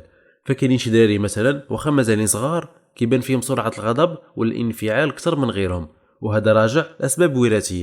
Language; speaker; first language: Arabic; native; Arabic